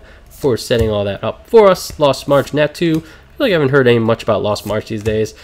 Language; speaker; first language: English; native; English